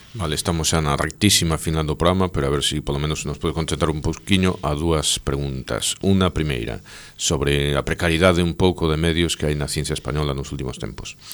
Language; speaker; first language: Galician; native; Galician